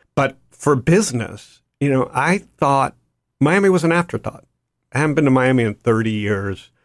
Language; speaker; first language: English; native; English